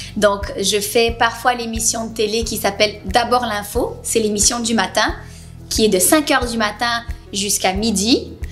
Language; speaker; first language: French; native; French